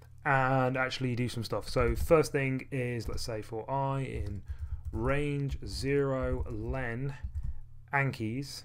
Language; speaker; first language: English; native; English